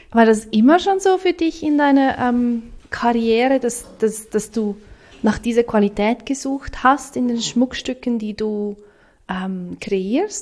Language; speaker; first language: German; native; German